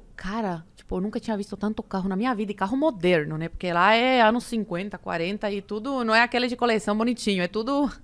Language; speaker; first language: Portuguese; early bilingual, other home language; Spanish